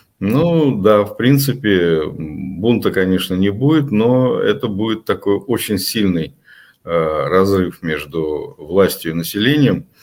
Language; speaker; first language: Russian; native; Russian